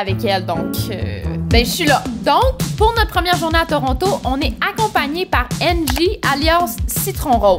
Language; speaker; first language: French; native; French